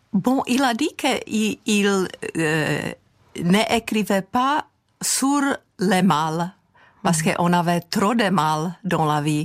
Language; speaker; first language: French; non-native, fluent; Czech